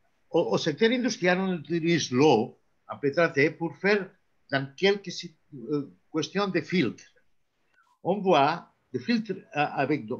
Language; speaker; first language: French; non-native, fluent; Spanish